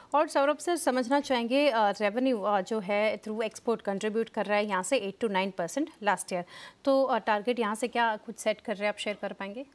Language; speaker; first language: Hindi; non-native, local second language; Gujarati